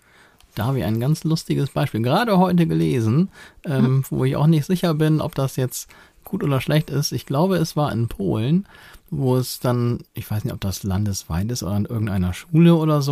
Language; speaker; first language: German; native; German